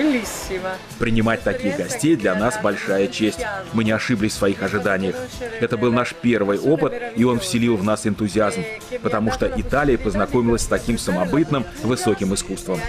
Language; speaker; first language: Russian; native; Russian